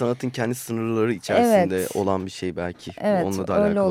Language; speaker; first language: Turkish; native; Turkish